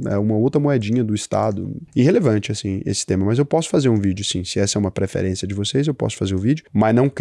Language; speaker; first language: Portuguese; native; Portuguese